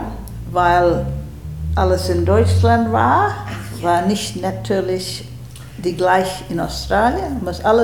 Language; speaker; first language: German; early bilingual, heritage; German